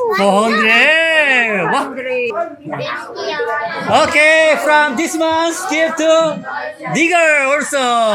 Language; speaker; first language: English; non-native, learner; Korean